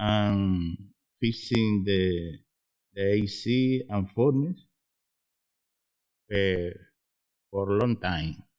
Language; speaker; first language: English; non-native, learner; Spanish